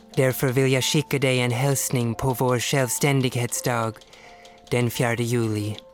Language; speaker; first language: Swedish; non-native, fluent; English